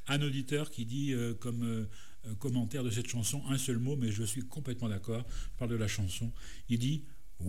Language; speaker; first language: French; native; French